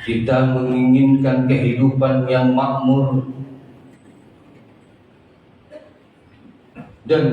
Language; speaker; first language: Indonesian; native; Indonesian